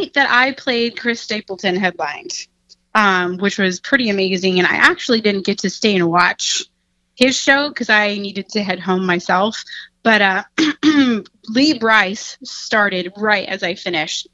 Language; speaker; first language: English; native; English